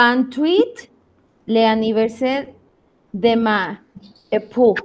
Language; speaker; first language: French; non-native, learner; Spanish